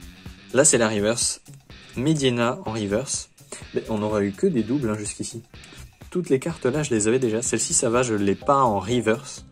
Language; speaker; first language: French; native; French